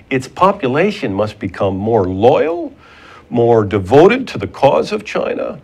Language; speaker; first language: English; native; English